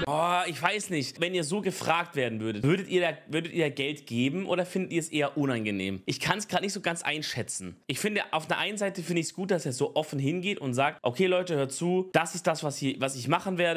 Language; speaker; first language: German; native; German